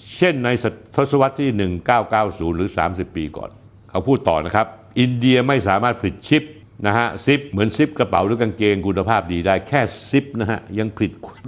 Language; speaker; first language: Thai; native; Thai